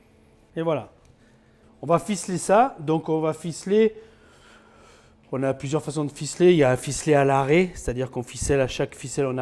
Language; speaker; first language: French; native; French